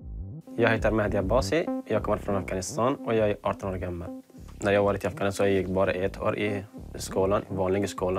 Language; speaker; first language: Swedish; non-native, learner; Persian